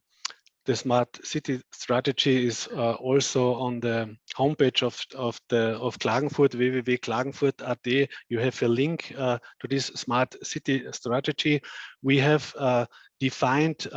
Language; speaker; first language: English; non-native, fluent; German